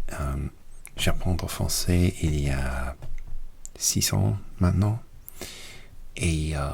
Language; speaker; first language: French; non-native, learner; English